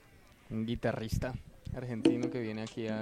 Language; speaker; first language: Spanish; native; Spanish